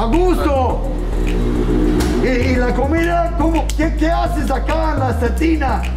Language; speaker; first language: Spanish; non-native, learner; English